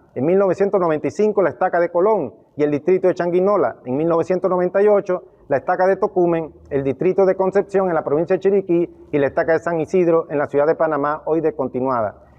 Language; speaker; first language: Spanish; native; Spanish